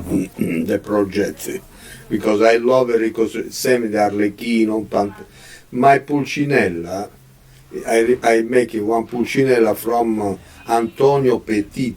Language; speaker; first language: English; non-native, learner; Italian